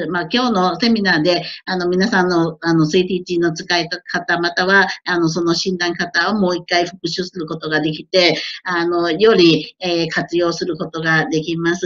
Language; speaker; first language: Japanese; non-native, fluent; Thai